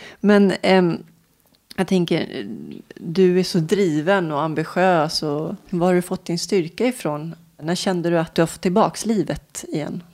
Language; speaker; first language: Swedish; native; Swedish